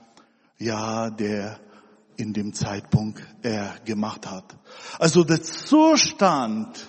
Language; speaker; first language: German; non-native, fluent; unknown